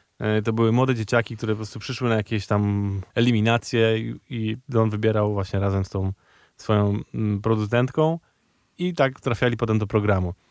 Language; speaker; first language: Polish; native; Polish